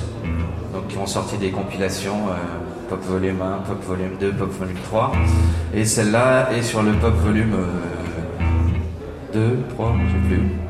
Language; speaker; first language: French; native; French